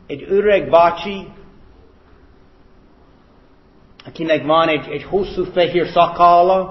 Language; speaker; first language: Hungarian; non-native, fluent; English